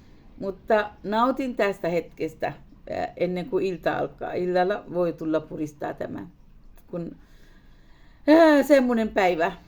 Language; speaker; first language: Finnish; non-native, learner; Hindi